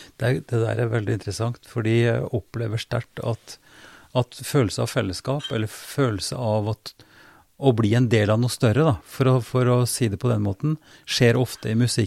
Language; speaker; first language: Norwegian; native; Norwegian